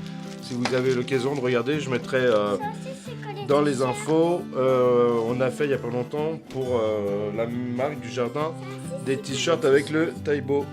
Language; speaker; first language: French; native; French